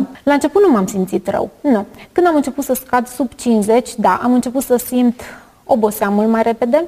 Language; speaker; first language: Romanian; native; Romanian